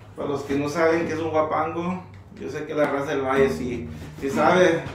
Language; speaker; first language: Spanish; early bilingual, heritage; Spanish